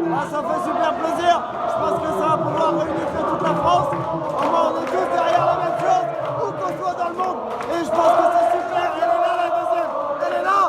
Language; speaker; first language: French; native; French